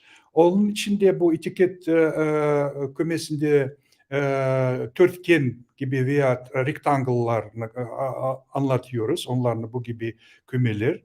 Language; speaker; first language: Turkish; non-native, learner; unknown